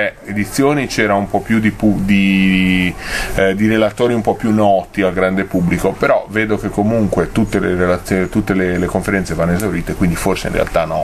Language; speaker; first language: Italian; native; Italian